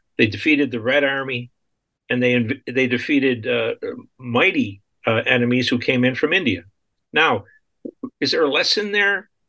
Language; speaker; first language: English; native; English